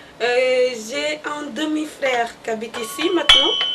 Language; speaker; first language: French; non-native, learner; Portuguese